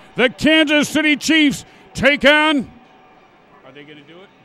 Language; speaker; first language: English; native; English